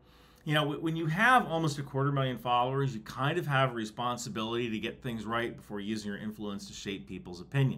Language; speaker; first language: English; native; English